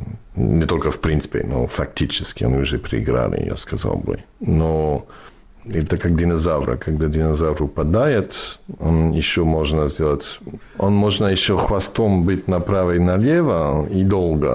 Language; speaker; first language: Russian; non-native, fluent; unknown